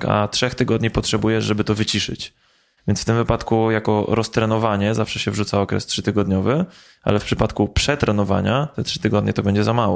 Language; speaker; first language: Polish; native; Polish